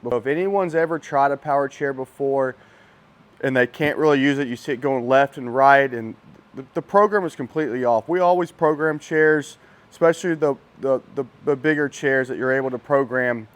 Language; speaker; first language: English; native; English